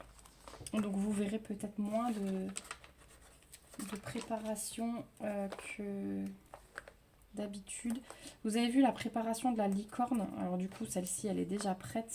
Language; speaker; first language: French; native; French